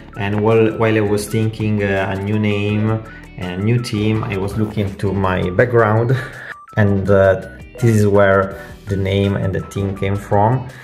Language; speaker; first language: English; non-native, fluent; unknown